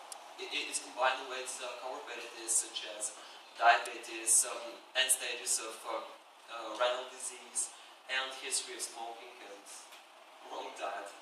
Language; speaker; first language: English; non-native, fluent; Bulgarian